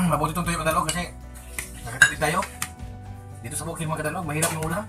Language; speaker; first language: Filipino; non-native, local second language; Cebuano